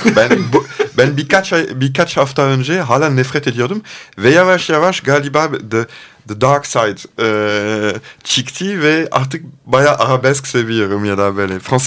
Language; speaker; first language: Turkish; non-native, fluent; French